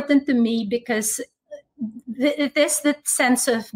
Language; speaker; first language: English; non-native, local second language; Filipino